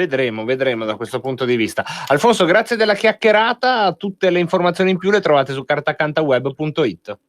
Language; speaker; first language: Italian; native; Italian